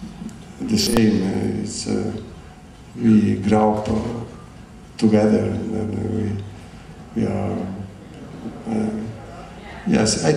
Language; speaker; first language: English; non-native, learner; Italian